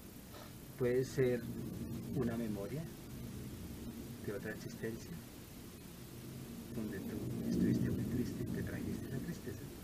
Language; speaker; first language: Spanish; native; Spanish